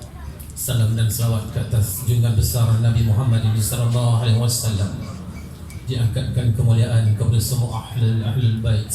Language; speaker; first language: Malay; native; Malay